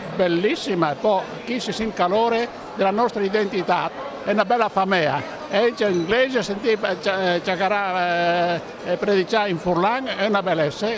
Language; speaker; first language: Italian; native; Italian